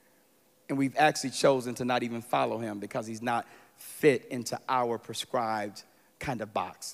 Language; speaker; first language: English; native; English